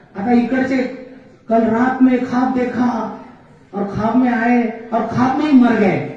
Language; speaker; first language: Hindi; non-native, local second language; Marathi